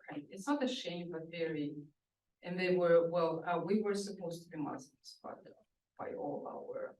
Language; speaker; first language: English; non-native, fluent; Russian